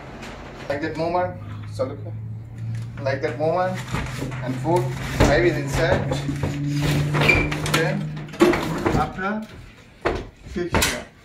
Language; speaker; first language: English; non-native, learner; Bangla